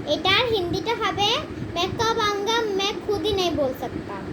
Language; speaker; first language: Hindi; non-native, learner; Bangla